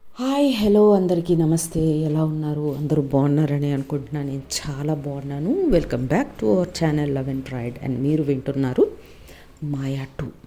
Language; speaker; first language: Telugu; native; Telugu